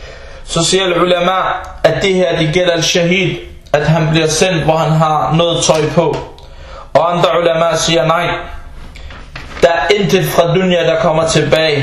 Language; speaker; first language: Danish; early bilingual, other home language; Arabic